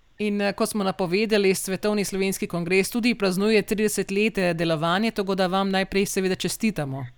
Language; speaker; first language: Slovenian; early bilingual, heritage; Slovenian